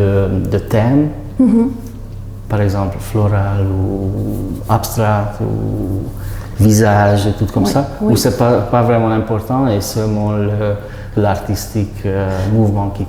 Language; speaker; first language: French; non-native, learner; Hungarian